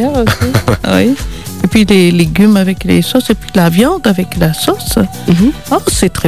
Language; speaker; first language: French; non-native, local second language; Malagasy